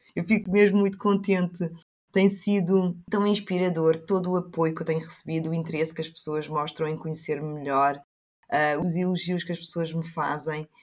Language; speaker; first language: Portuguese; early bilingual, other home language; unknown